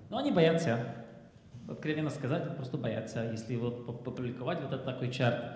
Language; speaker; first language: Russian; non-native, fluent; Czech